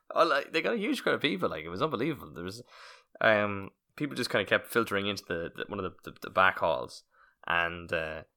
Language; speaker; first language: English; native; English